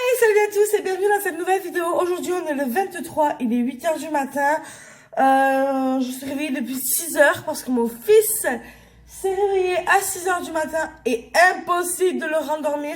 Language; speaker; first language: French; native; French